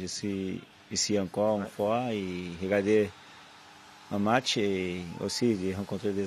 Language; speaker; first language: French; non-native, fluent; Portuguese